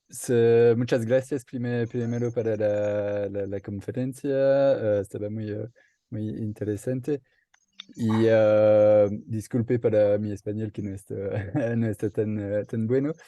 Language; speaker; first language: Spanish; non-native, learner; French